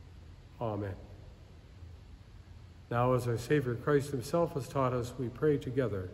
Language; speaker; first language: English; native; English